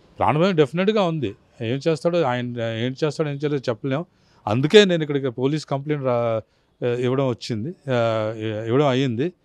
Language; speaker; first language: Telugu; non-native, fluent; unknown